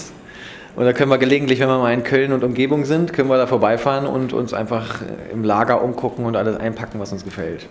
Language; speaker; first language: German; native; German